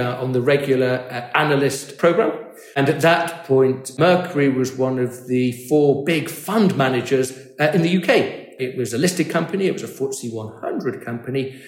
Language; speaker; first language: English; native; English